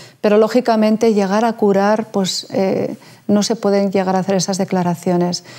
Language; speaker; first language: Spanish; native; Spanish